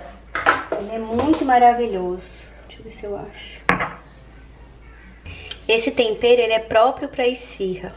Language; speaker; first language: Portuguese; native; Portuguese